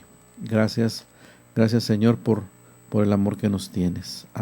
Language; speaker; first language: Spanish; native; Spanish